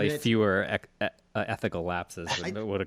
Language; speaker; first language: English; native; English